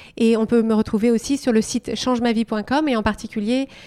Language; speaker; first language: French; native; French